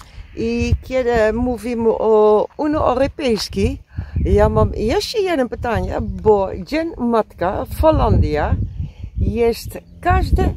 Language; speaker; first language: Polish; non-native, learner; Dutch